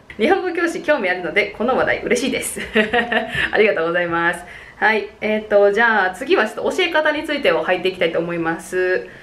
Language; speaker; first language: Japanese; native; Japanese